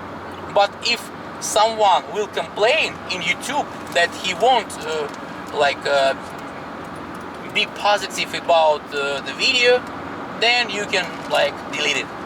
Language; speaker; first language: English; non-native, fluent; Russian